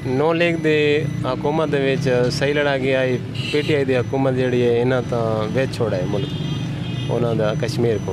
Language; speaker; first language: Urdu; non-native, local second language; Saraiki